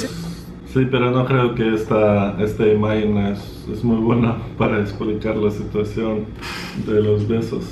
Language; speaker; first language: Spanish; non-native, fluent; Russian